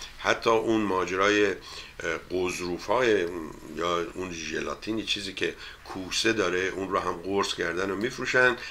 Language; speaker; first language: Persian; native; Persian